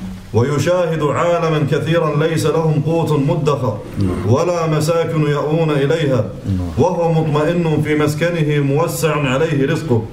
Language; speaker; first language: Arabic; native; Arabic